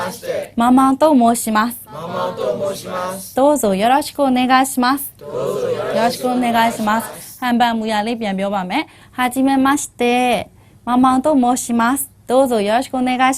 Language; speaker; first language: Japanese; non-native, fluent; Burmese